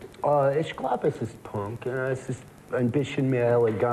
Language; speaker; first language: German; non-native, learner; English